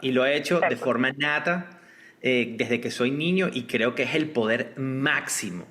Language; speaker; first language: Spanish; native; Spanish